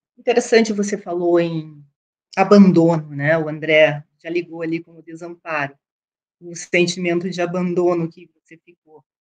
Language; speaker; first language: Portuguese; native; Portuguese